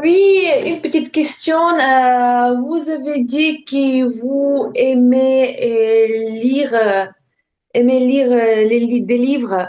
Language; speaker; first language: French; non-native, learner; Ukrainian